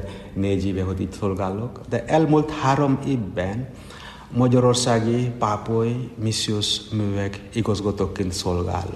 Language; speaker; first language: Hungarian; non-native, fluent; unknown